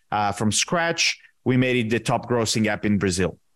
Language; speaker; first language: English; non-native, fluent; Italian